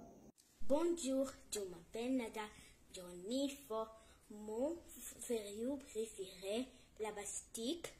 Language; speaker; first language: French; non-native, learner; Arabic